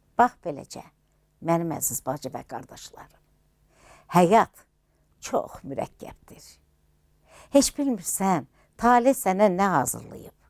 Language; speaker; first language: Azerbaijani; native; Azerbaijani